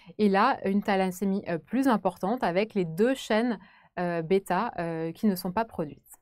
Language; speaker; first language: French; native; French